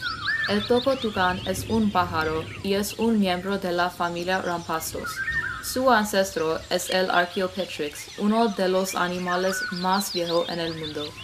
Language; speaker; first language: Spanish; non-native, learner; English